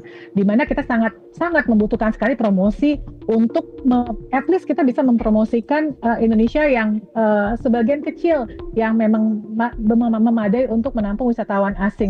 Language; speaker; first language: Indonesian; native; Indonesian